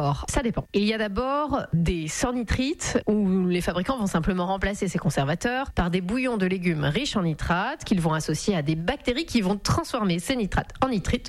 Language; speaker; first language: French; native; French